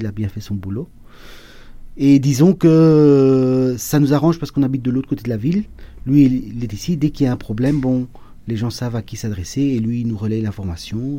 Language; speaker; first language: French; early bilingual, other home language; Spanish